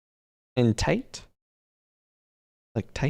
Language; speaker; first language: English; native; English